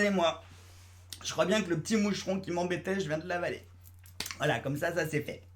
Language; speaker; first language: French; native; French